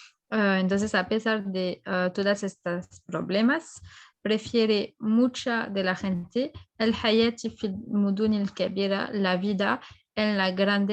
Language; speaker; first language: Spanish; non-native, fluent; French